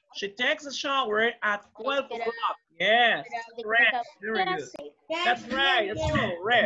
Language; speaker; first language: English; non-native, learner; Spanish